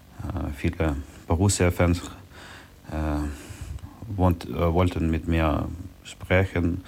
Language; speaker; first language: German; non-native, learner; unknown